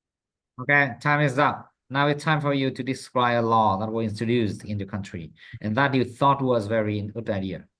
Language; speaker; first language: English; non-native, fluent; Vietnamese